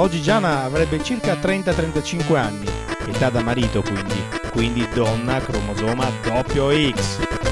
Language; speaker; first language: Italian; native; Italian